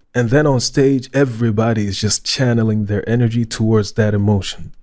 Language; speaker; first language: English; non-native, fluent; Arabic